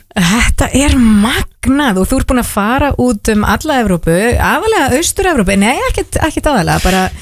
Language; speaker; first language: Icelandic; native; Icelandic